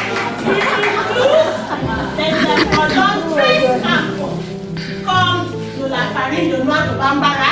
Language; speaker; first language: French; non-native, learner; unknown